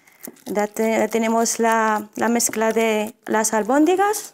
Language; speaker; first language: Spanish; non-native, fluent; Arabic